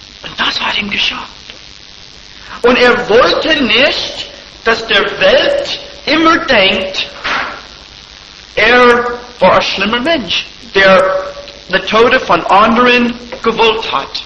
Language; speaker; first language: German; non-native, fluent; English